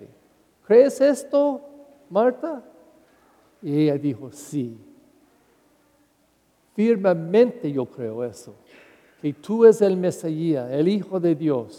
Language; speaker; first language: Spanish; non-native, learner; English